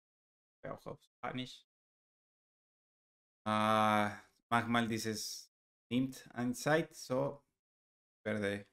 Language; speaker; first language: German; non-native, learner; Spanish